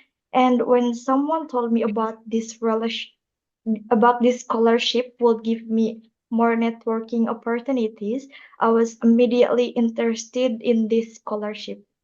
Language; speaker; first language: English; non-native, learner; Indonesian